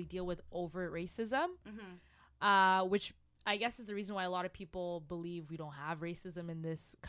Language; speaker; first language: English; non-native, fluent; Rundi